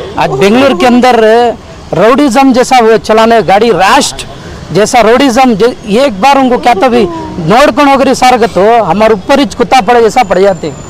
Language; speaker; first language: Hindi; non-native, local second language; Urdu